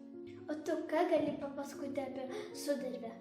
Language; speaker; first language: Lithuanian; non-native, local second language; Polish